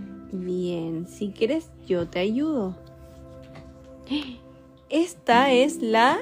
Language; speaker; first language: Spanish; native; Spanish